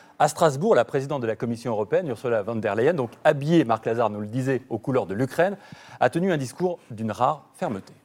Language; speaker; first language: French; native; French